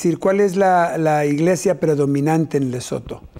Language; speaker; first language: Spanish; native; Spanish